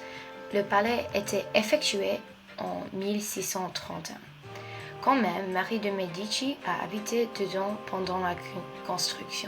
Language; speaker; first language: French; non-native, fluent; English